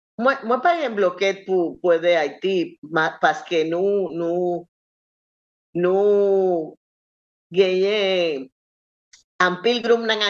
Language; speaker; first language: Haitian Creole; non-native, learner; Spanish